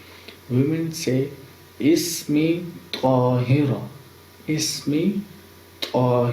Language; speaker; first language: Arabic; non-native, fluent; Urdu